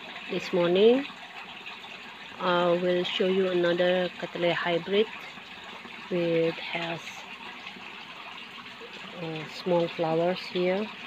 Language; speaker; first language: English; non-native, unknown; Indonesian